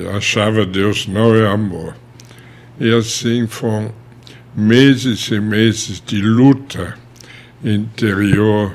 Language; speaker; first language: Portuguese; non-native, fluent; German